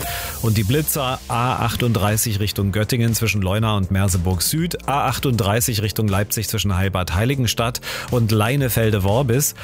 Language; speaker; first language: German; native; German